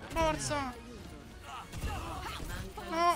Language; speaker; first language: Italian; native; Italian